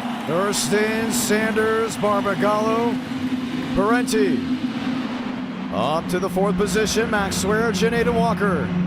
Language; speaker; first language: English; native; English